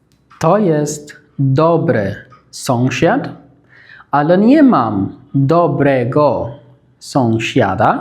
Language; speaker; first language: Polish; non-native, fluent; Arabic